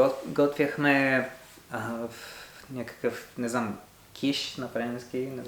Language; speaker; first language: Bulgarian; non-native, learner; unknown